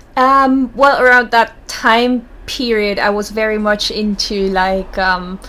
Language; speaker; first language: English; non-native, fluent; German